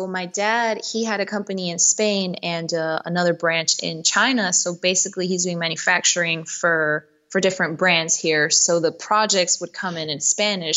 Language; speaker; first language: English; early bilingual, other home language; Spanish